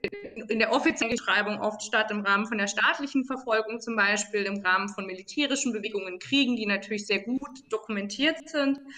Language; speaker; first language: German; native; German